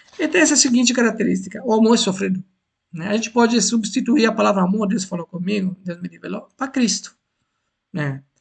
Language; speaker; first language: Portuguese; non-native, fluent; Italian